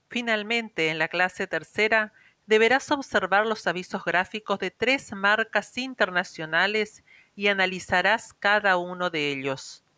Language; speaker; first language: Spanish; native; Spanish